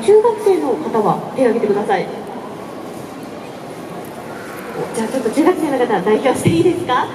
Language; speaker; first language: Japanese; native; Japanese